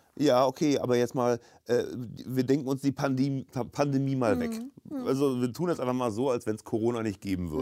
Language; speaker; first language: German; native; German